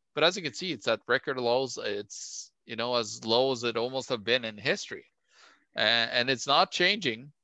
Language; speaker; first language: English; non-native, fluent; Norwegian